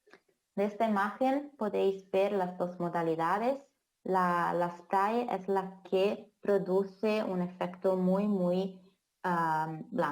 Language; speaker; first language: Spanish; non-native, fluent; Italian